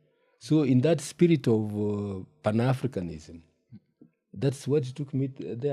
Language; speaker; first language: English; non-native, local second language; Gusii